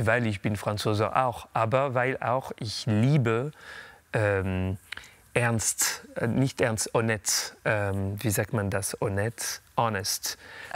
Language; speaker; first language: German; non-native, learner; French